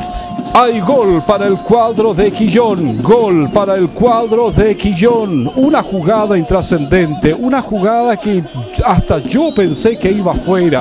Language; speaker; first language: Spanish; native; Spanish